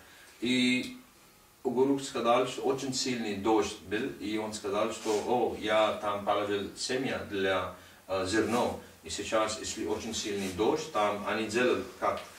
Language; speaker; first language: Russian; non-native, learner; Hindi